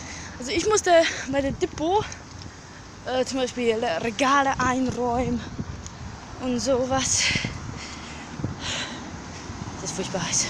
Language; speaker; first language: German; early bilingual, other home language; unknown